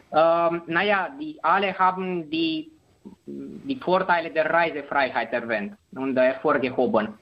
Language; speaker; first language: German; non-native, fluent; Romanian